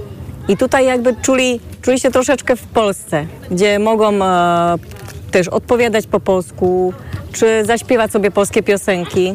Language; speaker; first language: Polish; early bilingual, heritage; Polish